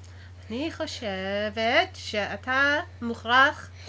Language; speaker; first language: Hebrew; non-native, learner; English